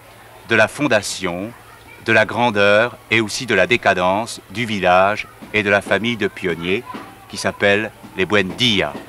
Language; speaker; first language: French; native; French